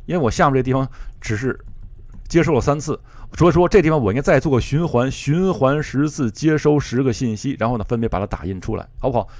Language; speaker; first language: Chinese; native; Chinese